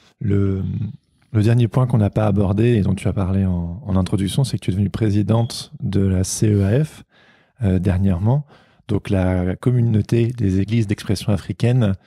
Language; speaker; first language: French; native; French